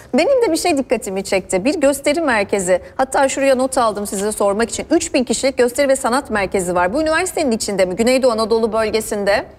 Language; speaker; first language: Turkish; native; Turkish